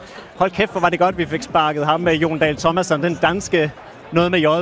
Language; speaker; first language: Danish; native; Danish